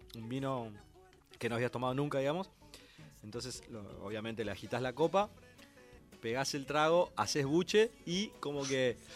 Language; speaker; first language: Spanish; native; Spanish